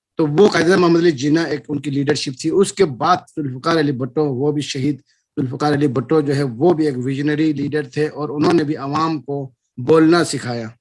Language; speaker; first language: Urdu; non-native, local second language; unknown